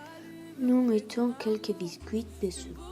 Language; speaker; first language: French; non-native, learner; Spanish